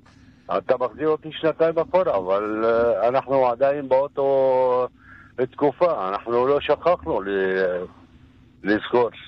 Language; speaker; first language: Hebrew; non-native, local second language; Arabic